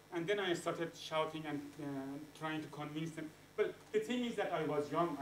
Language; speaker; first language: English; non-native, fluent; Persian